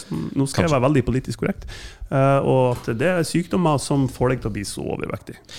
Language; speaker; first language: Norwegian; non-native, fluent; German